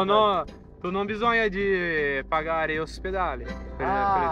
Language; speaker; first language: Italian; non-native, learner; Portuguese